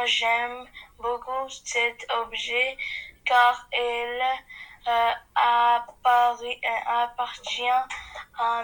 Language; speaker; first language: French; non-native, learner; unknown